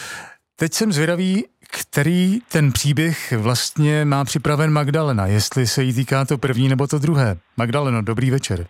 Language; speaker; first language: Czech; native; Czech